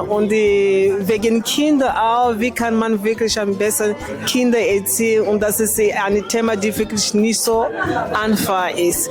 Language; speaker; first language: German; non-native, learner; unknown